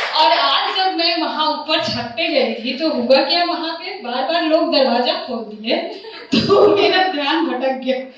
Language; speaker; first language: Hindi; native; Hindi